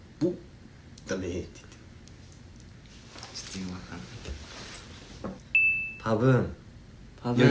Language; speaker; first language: Korean; non-native, fluent; Japanese